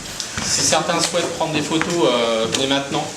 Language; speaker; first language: French; native; French